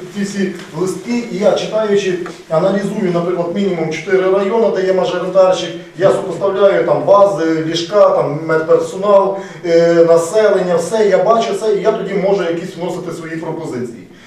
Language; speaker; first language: Ukrainian; native; Ukrainian